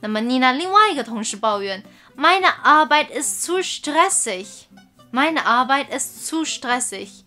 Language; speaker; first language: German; non-native, fluent; Chinese